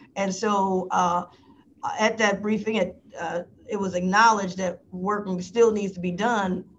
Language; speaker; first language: English; native; English